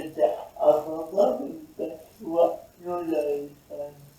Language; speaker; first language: Basque; non-native, learner; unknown